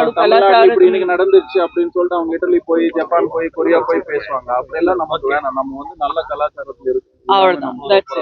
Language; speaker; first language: Tamil; non-native, learner; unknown